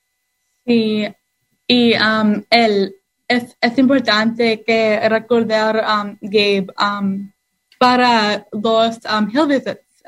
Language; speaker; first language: Spanish; non-native, learner; English